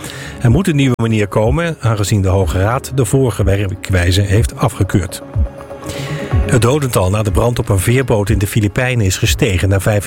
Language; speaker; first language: Dutch; native; Dutch